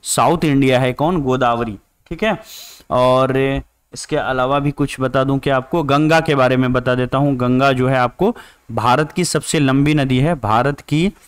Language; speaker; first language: Hindi; native; Hindi